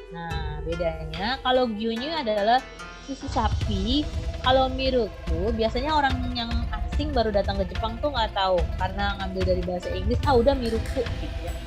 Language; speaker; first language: Indonesian; native; Indonesian